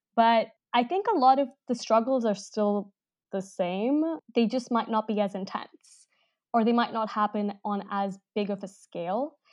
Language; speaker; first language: English; non-native, local second language; Hindi